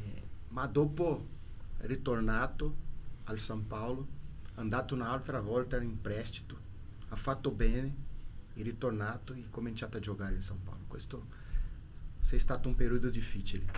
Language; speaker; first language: Italian; non-native, learner; Portuguese